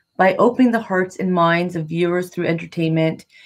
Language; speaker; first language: English; native; English